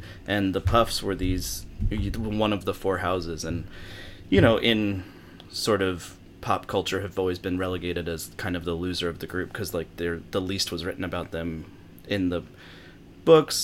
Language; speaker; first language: English; native; English